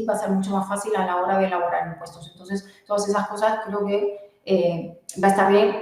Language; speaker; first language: Spanish; native; Spanish